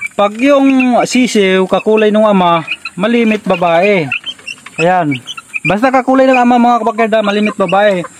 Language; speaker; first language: Filipino; non-native, local second language; Cebuano